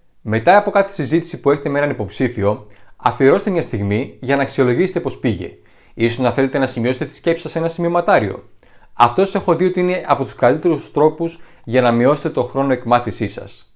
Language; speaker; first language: Greek; native; Greek